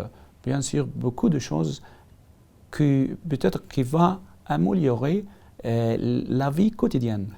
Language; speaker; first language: French; non-native, learner; Arabic